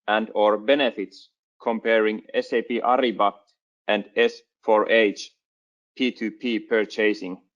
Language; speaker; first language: English; non-native, fluent; Finnish